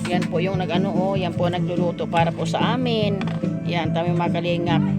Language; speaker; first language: Filipino; non-native, local second language; Masbatenyo